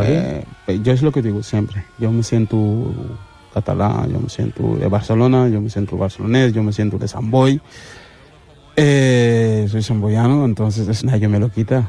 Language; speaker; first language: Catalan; early bilingual, other home language; Wolof